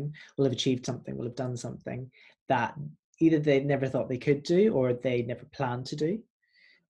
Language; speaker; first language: English; native; English